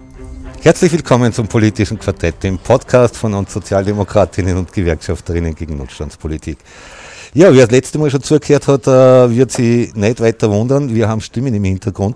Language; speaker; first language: German; native; German